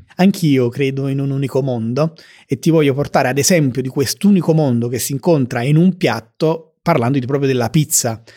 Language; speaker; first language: Italian; native; Italian